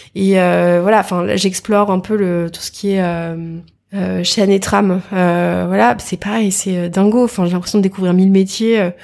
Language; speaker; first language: French; native; French